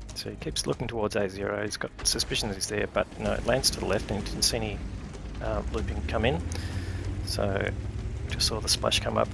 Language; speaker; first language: English; native; English